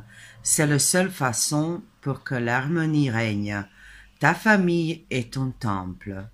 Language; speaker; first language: French; non-native, fluent; Serbian